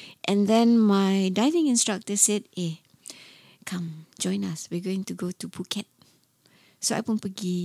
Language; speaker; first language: English; non-native, local second language; Malay